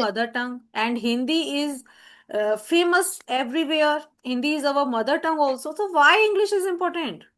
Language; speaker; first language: English; non-native, learner; Hindi